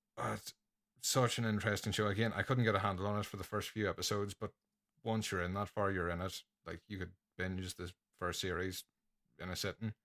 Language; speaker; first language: English; native; English